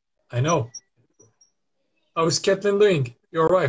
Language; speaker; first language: English; non-native, learner; Turkish